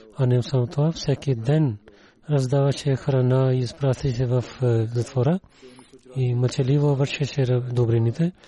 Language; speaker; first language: Bulgarian; non-native, learner; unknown